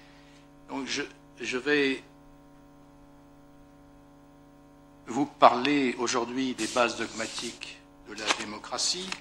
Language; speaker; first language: French; native; French